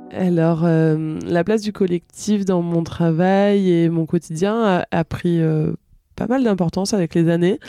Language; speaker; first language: French; native; French